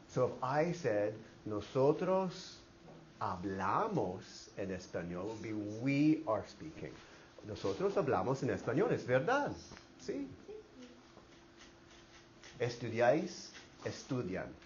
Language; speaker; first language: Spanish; non-native, fluent; English